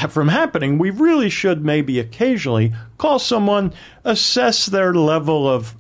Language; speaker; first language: English; native; English